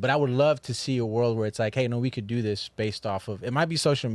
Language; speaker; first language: English; native; English